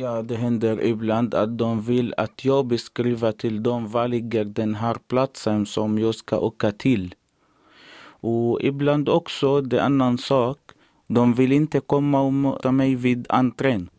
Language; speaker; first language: Swedish; non-native, learner; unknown